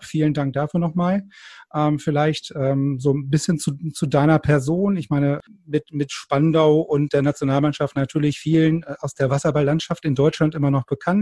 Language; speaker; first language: German; native; German